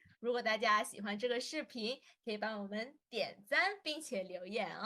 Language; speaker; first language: Chinese; non-native, local second language; Indonesian